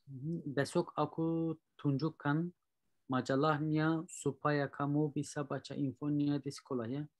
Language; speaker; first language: Indonesian; non-native, learner; Turkish